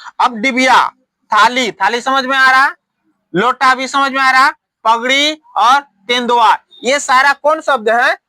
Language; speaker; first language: Hindi; native; Hindi